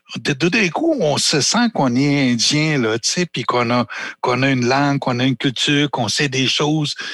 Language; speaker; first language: French; non-native, local second language; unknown